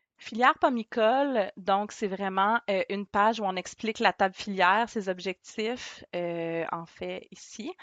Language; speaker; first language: French; native; French